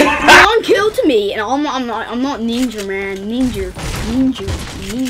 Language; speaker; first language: English; native; English